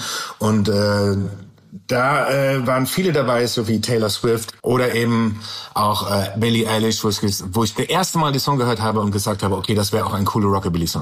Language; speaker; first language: German; non-native, learner; English